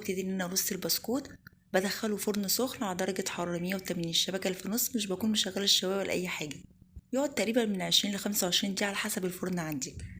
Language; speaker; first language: Arabic; native; Arabic